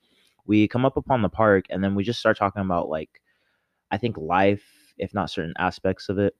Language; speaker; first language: English; native; English